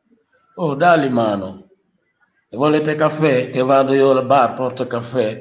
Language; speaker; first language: Italian; non-native, learner; Wolof